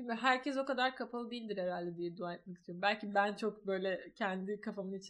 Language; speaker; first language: Turkish; native; Turkish